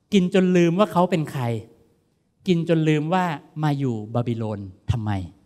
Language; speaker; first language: Thai; native; Thai